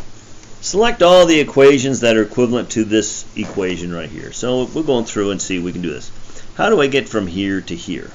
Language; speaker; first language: English; native; English